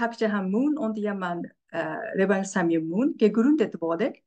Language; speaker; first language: German; non-native, fluent; Japanese